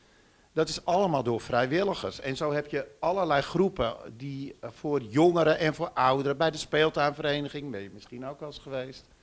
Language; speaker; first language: Dutch; native; Dutch